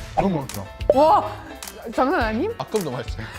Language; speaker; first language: Korean; non-native, fluent; Azerbaijani